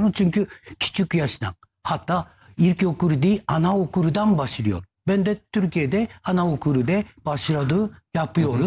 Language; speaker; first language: Turkish; non-native, learner; Japanese